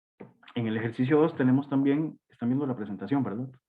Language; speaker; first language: Spanish; native; Spanish